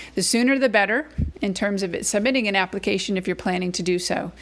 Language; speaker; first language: English; native; English